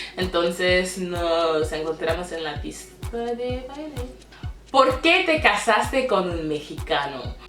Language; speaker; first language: Spanish; non-native, fluent; English